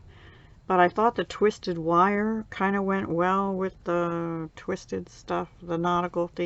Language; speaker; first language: English; native; English